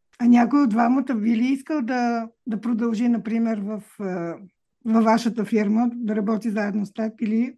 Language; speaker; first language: Bulgarian; native; Bulgarian